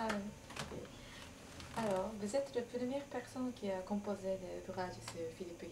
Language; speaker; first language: French; non-native, learner; Japanese